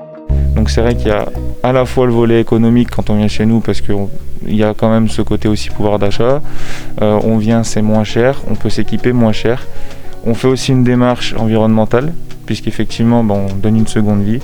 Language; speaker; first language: French; native; French